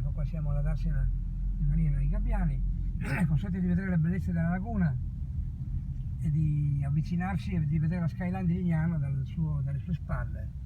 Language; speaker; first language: Italian; native; Italian